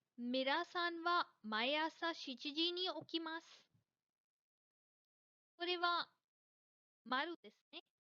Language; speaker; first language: Japanese; non-native, fluent; Hindi